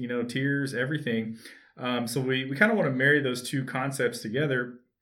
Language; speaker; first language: English; native; English